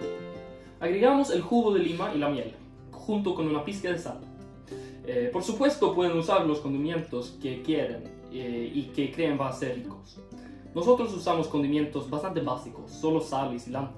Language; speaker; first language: Spanish; non-native, learner; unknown